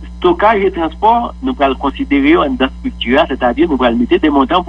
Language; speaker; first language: French; non-native, local second language; Haitian Creole